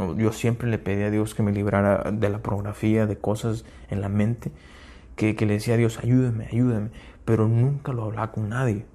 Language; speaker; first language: Spanish; early bilingual, heritage; Spanish